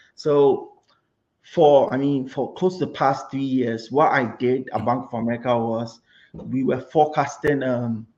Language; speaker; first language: English; non-native, local second language; Akan